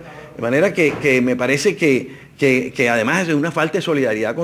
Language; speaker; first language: Spanish; native; Spanish